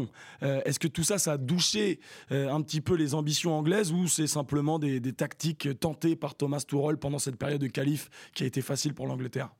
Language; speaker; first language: French; native; French